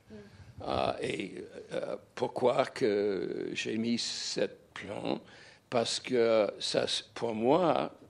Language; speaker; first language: French; non-native, fluent; English